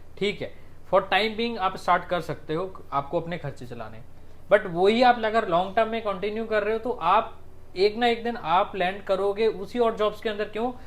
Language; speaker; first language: Hindi; non-native, local second language; Punjabi